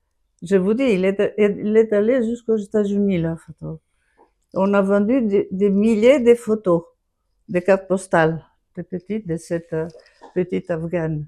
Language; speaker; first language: French; non-native, fluent; Greek